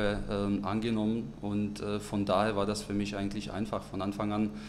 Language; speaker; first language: German; non-native, fluent; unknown